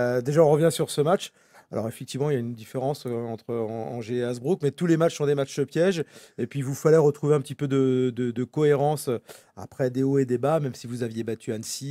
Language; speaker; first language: French; native; French